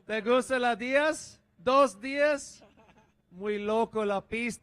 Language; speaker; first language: Spanish; non-native, learner; English